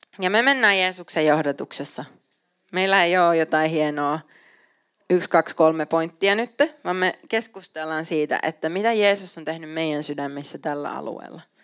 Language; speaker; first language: Finnish; native; Finnish